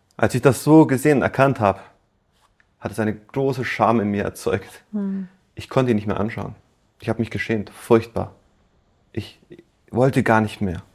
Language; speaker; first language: German; native; German